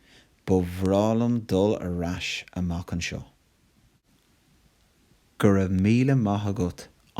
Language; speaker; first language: Irish; non-native, local second language; English